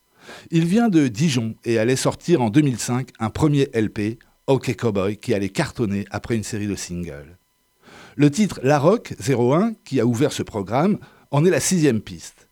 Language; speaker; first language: French; native; French